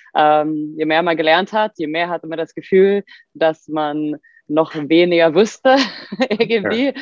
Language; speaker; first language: German; non-native, fluent; Swedish